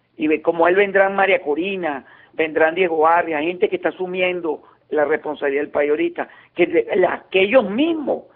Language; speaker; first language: Spanish; native; Spanish